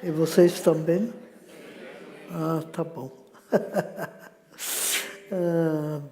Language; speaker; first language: Portuguese; non-native, fluent; French